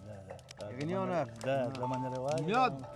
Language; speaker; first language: Russian; non-native, local second language; Chechen